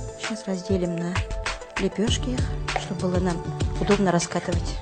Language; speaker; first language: Russian; non-native, local second language; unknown